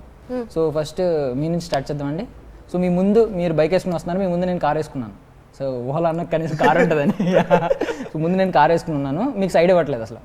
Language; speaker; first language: Telugu; native; Telugu